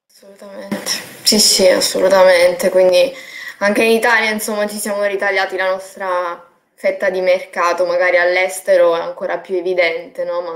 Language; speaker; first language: Italian; native; Italian